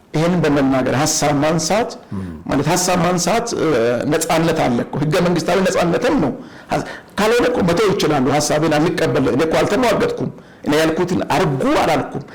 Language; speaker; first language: Amharic; non-native, local second language; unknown